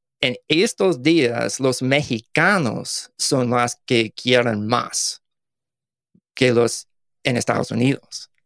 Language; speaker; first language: Spanish; non-native, learner; English